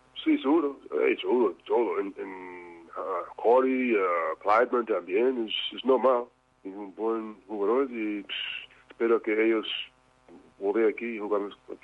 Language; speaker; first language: Spanish; non-native, fluent; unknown